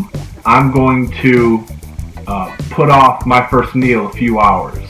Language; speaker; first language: English; native; English